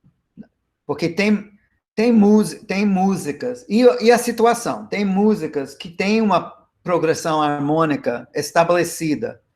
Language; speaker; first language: Portuguese; non-native, fluent; English